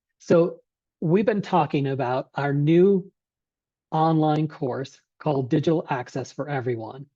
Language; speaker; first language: English; native; English